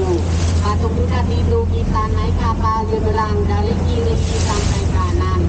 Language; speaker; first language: Indonesian; non-native, fluent; Thai